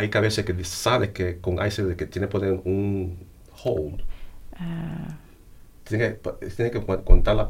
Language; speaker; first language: Spanish; early bilingual, heritage; English